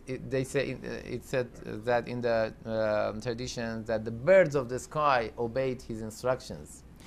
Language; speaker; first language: English; non-native, fluent; Persian